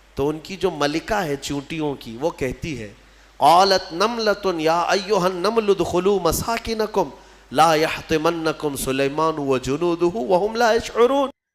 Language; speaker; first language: Urdu; native; Urdu